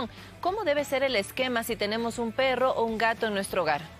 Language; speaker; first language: Spanish; native; Spanish